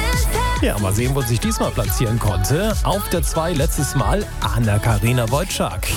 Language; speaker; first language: German; native; German